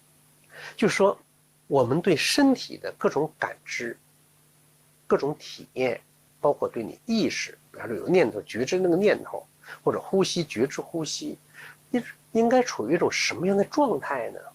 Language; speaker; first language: Chinese; native; Chinese